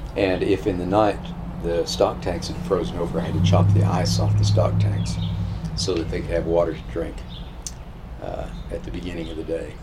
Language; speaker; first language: English; native; English